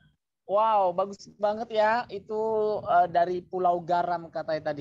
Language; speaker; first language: Indonesian; native; Indonesian